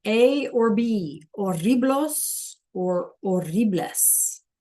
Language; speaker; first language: Spanish; non-native, learner; English